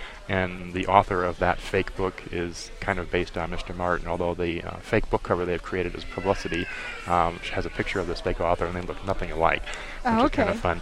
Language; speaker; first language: English; native; English